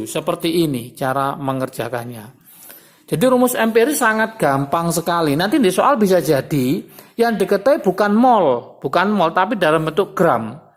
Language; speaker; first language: Indonesian; native; Indonesian